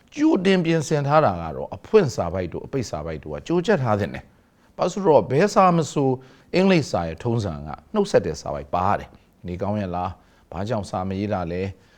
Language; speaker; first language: Burmese; native; Burmese